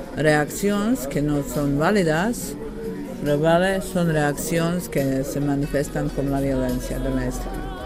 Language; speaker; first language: Catalan; non-native, learner; Bosnian